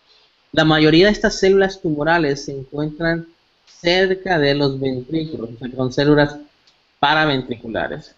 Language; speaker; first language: Spanish; native; Spanish